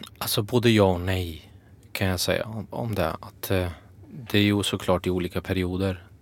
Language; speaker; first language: Swedish; early bilingual, other home language; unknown